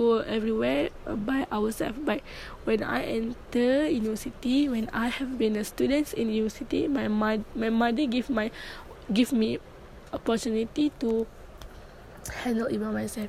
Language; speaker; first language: English; non-native, learner; Malay